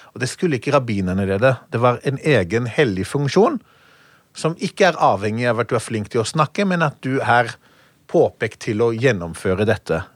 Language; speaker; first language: Norwegian; non-native, fluent; Hebrew